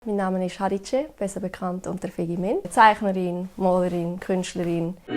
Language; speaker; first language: German; early bilingual, other home language; Turkish